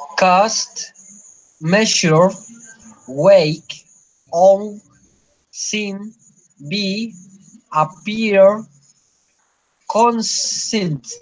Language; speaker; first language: English; non-native, learner; Spanish